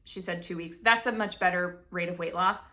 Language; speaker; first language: English; native; English